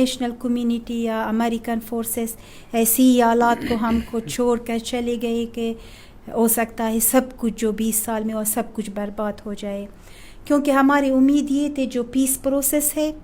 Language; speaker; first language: Hindi; non-native, fluent; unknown